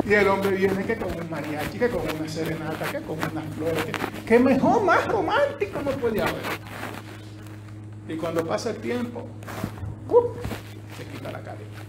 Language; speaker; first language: Spanish; native; Spanish